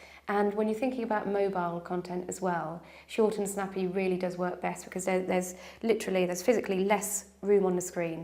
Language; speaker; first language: English; native; English